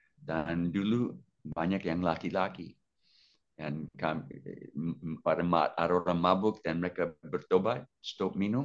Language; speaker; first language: Indonesian; non-native, fluent; English